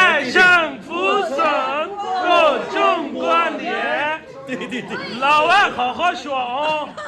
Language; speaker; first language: Chinese; non-native, learner; Urdu